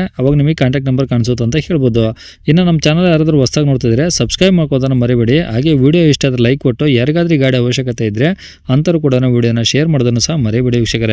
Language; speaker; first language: Kannada; native; Kannada